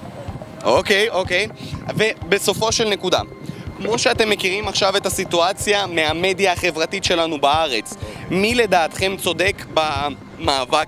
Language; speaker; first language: Hebrew; native; Hebrew